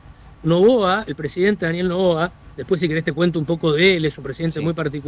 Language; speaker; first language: Spanish; native; Spanish